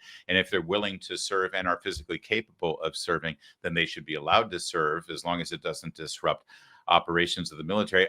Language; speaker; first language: English; native; English